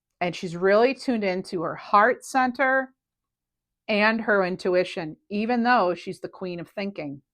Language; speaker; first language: English; native; English